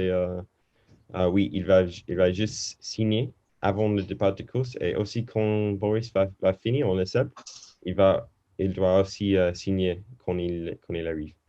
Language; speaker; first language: French; non-native, learner; English